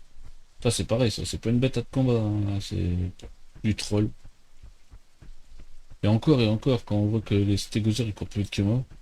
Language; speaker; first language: French; native; French